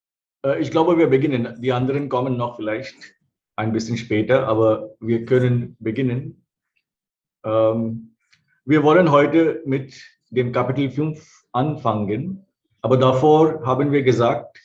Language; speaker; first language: German; non-native, fluent; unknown